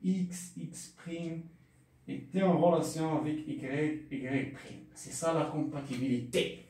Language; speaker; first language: French; non-native, local second language; Arabic